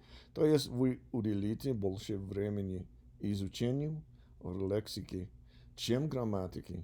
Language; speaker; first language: Russian; non-native, learner; English